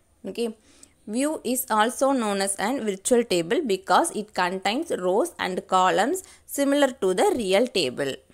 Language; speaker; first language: English; non-native, local second language; Tamil